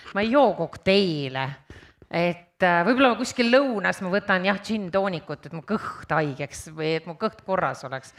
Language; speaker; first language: Estonian; native; Estonian